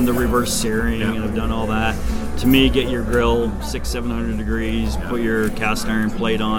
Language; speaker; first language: English; native; English